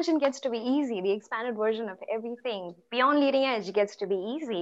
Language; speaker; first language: English; non-native, local second language; Hindi